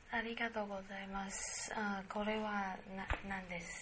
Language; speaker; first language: Japanese; non-native, learner; Chinese